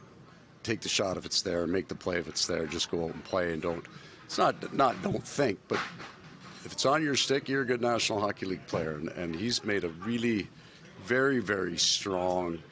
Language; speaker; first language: English; native; English